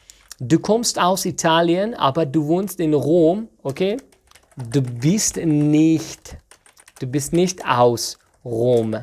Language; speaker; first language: German; non-native, fluent; Persian